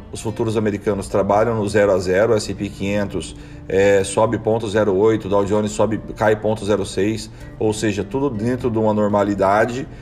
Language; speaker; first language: Portuguese; native; Portuguese